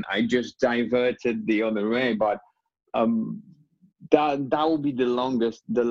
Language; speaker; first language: English; non-native, fluent; Polish